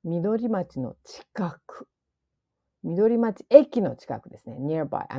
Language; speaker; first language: Japanese; non-native, fluent; English